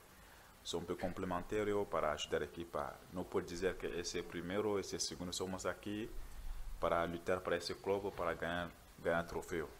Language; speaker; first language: Portuguese; non-native, learner; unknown